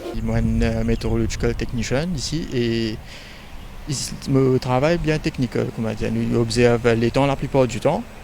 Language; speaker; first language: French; non-native, local second language; Morisyen